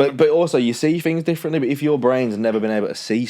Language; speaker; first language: English; native; English